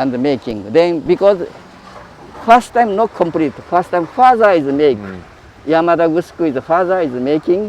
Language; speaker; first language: English; non-native, learner; Japanese